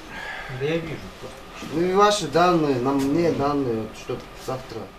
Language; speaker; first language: Russian; non-native, local second language; Uzbek